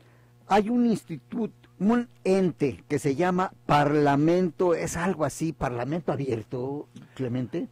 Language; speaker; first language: Spanish; native; Spanish